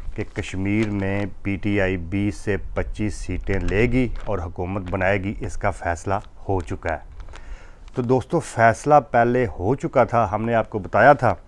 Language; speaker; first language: Urdu; non-native, local second language; Punjabi